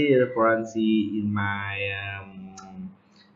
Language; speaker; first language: English; non-native, learner; Vietnamese